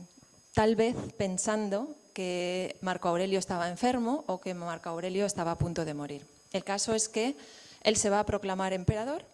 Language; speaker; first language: Spanish; native; Spanish